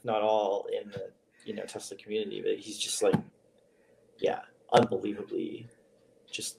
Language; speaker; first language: English; native; English